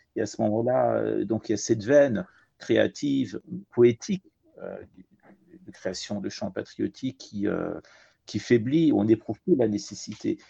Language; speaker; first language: French; early bilingual, other home language; Persian